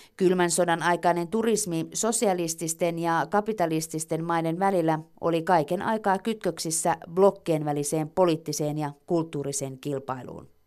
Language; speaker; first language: Finnish; native; Finnish